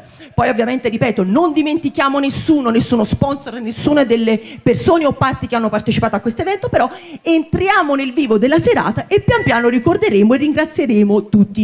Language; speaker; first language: Italian; native; Italian